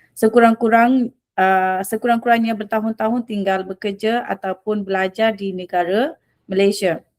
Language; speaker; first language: Malay; early bilingual, other home language; Rohingya